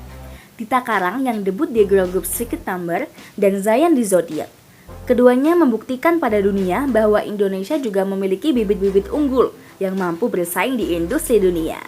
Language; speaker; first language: Indonesian; native; Indonesian